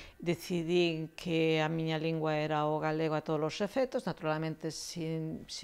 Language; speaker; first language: Galician; non-native, local second language; Spanish